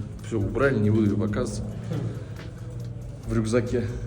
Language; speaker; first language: Russian; native; Russian